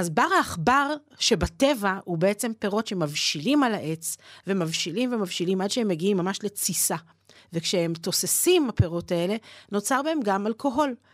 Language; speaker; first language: Hebrew; native; Hebrew